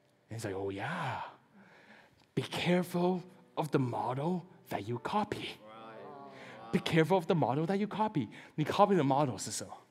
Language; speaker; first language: English; early bilingual, other home language; Chinese